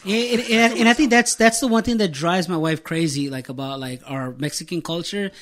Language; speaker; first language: English; early bilingual, other home language; Spanish